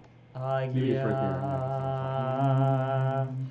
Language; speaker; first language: English; native; English